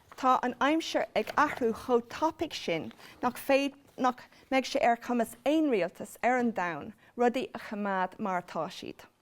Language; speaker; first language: Irish; non-native, local second language; English